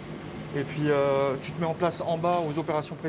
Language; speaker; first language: French; native; French